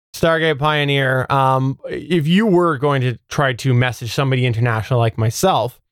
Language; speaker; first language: English; native; English